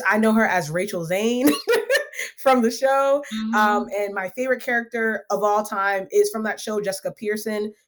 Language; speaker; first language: English; early bilingual, other home language; Akan